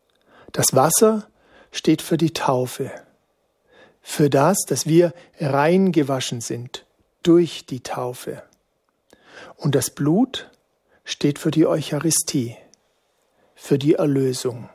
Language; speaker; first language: German; native; German